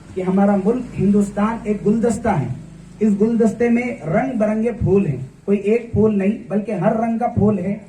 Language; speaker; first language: Hindi; non-native, local second language; Urdu